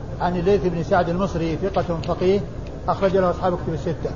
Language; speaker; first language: Arabic; native; Arabic